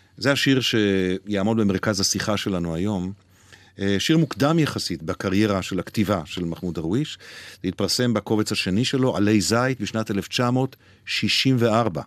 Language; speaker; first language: Hebrew; native; Hebrew